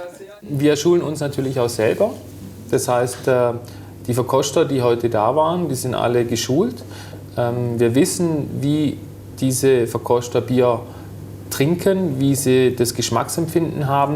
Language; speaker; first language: German; native; German